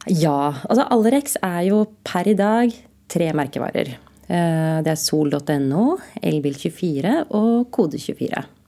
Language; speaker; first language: Norwegian; native; Norwegian